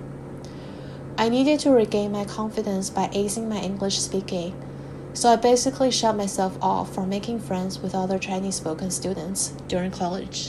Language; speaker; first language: English; non-native, fluent; Chinese